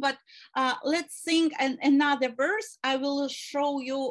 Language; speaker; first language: English; non-native, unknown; Ukrainian